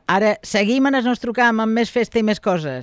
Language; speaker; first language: Catalan; native; Catalan